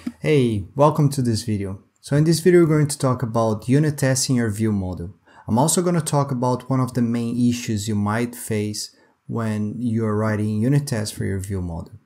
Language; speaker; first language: English; non-native, fluent; Portuguese